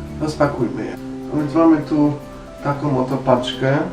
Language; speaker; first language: Polish; native; Polish